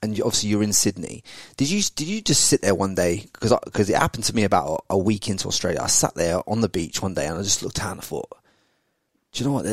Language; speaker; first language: English; native; English